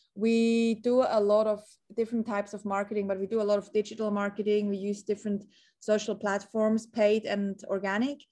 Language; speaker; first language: English; non-native, fluent; Swiss German